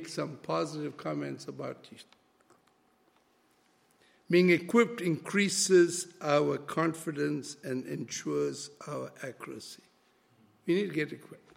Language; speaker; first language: English; non-native, local second language; Malay